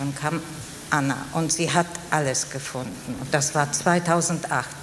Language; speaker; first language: German; non-native, fluent; Polish